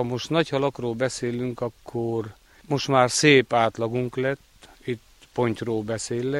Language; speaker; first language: Hungarian; native; Hungarian